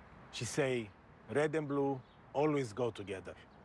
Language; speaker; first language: English; non-native, learner; Romanian